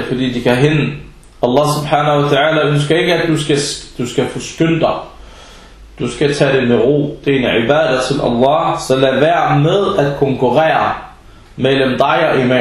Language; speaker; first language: Danish; early bilingual, other home language; Arabic